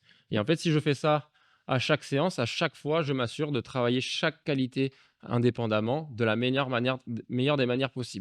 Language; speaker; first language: French; native; French